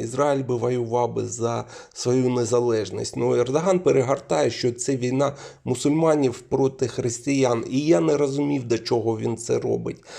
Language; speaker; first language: Ukrainian; non-native, local second language; Russian